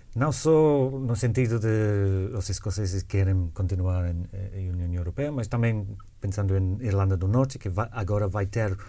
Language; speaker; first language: Portuguese; non-native, fluent; English